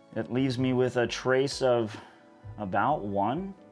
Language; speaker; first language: English; native; English